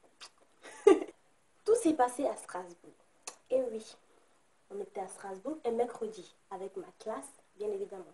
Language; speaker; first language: French; native; French